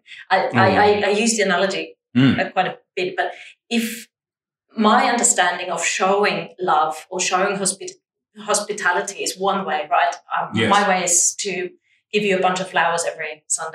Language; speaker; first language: English; non-native, fluent; German